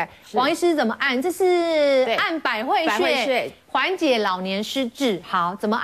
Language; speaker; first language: Chinese; native; Chinese